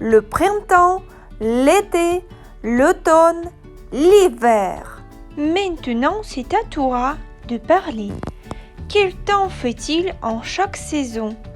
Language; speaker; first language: French; non-native, fluent; Russian